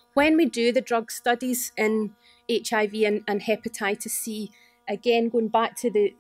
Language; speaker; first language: English; native; English